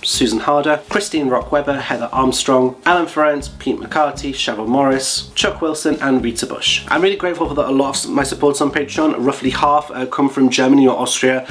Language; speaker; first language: English; native; English